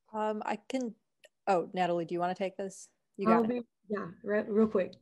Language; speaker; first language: English; native; English